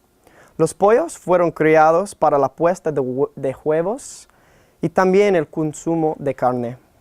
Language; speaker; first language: Spanish; non-native, learner; English